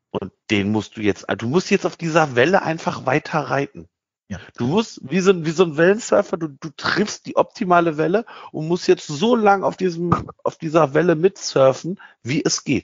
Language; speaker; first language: German; native; German